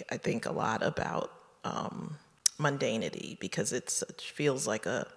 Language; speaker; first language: English; native; English